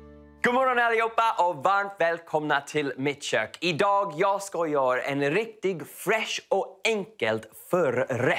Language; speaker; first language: Swedish; non-native, learner; English